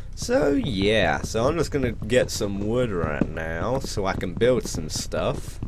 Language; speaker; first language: English; native; English